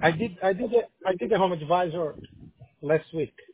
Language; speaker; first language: English; non-native, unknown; Portuguese